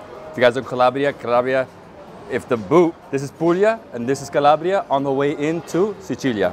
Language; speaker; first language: English; early bilingual, other home language; Italian